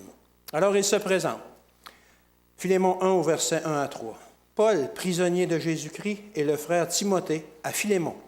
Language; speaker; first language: French; native; French